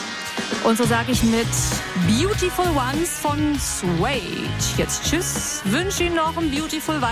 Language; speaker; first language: German; native; German